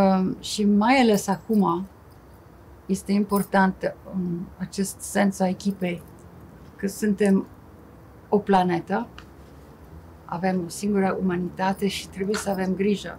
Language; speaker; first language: Romanian; non-native, fluent; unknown